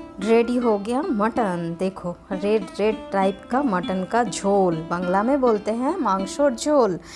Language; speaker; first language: Hindi; non-native, local second language; Bangla